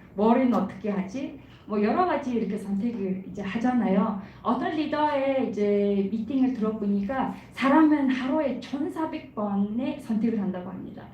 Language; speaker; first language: Korean; non-native, fluent; Mongolian